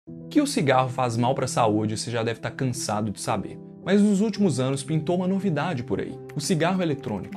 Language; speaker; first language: Portuguese; native; Portuguese